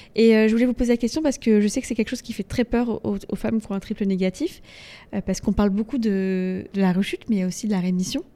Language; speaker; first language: French; native; French